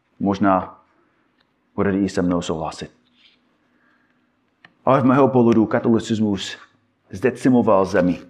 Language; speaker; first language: Czech; non-native, fluent; English